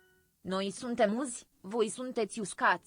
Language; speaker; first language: Romanian; non-native, learner; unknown